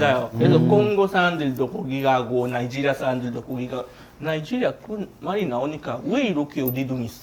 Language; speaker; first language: Korean; non-native, fluent; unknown